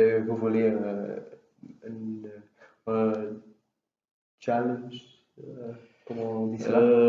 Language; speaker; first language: French; non-native, learner; Dutch